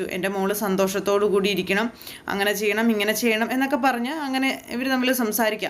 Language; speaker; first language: Malayalam; native; Malayalam